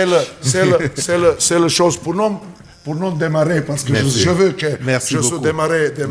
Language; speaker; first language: French; non-native, learner; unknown